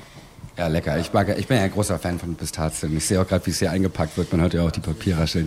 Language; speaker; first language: German; native; German